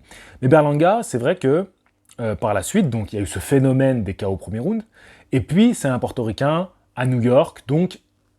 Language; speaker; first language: French; native; French